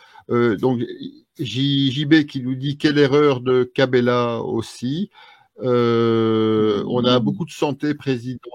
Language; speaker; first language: French; native; French